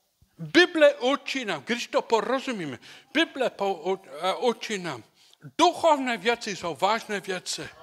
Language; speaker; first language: Czech; non-native, learner; English